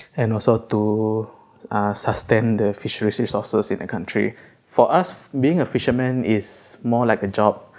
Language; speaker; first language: English; non-native, local second language; Malay